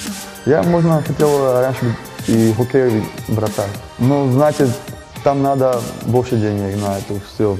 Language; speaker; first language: Russian; non-native, learner; Slovak